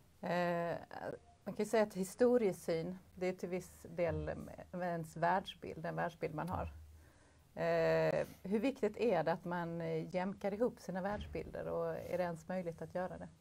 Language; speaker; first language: Swedish; native; Swedish